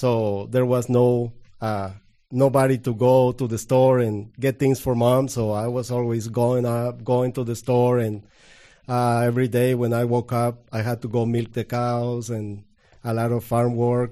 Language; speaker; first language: English; non-native, fluent; Spanish